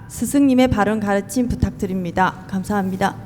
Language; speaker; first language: Korean; native; Korean